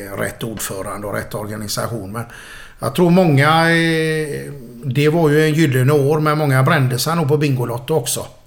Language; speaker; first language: Swedish; native; Swedish